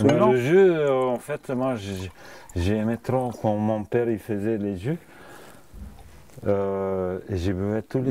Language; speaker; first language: French; non-native, fluent; Bulgarian